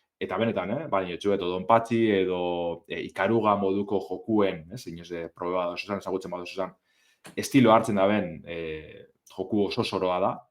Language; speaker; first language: Basque; native; Basque